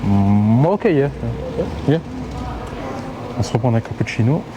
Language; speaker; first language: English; non-native, learner; French